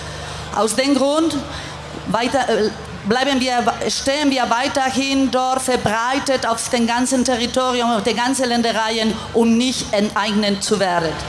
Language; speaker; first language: German; non-native, fluent; Spanish